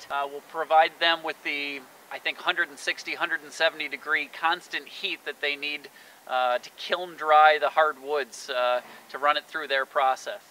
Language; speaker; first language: English; native; English